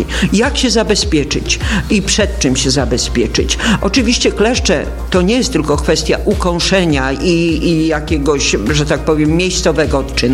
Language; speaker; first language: Polish; native; Polish